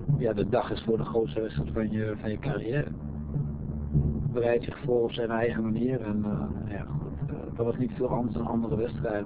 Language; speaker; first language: Dutch; native; Dutch